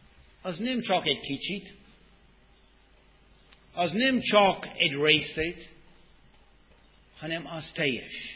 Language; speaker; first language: Hungarian; non-native, fluent; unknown